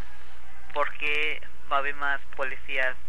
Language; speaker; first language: Spanish; non-native, learner; English